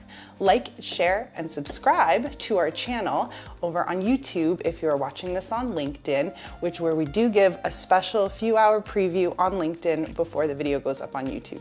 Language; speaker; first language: English; native; English